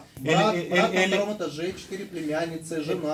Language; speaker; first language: Russian; native; Russian